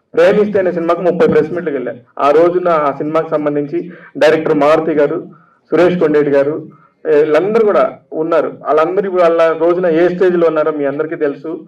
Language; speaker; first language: Telugu; native; Telugu